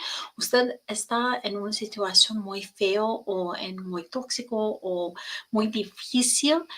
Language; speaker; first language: Spanish; non-native, learner; English